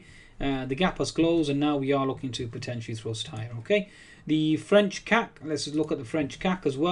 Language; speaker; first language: English; native; English